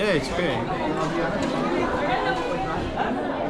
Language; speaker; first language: English; non-native, learner; French